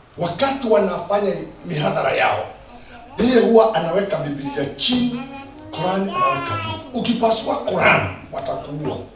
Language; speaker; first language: Swahili; non-native, local second language; Kikuyu